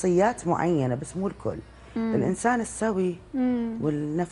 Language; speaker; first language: Arabic; native; Arabic